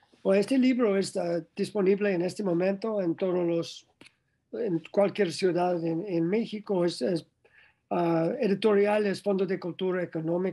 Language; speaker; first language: Spanish; non-native, learner; English